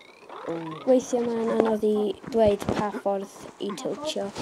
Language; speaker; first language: Welsh; native; Welsh